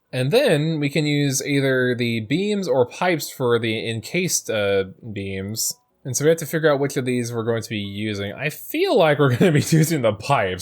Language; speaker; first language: English; native; English